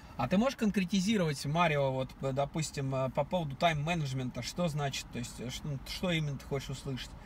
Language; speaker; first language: Russian; native; Russian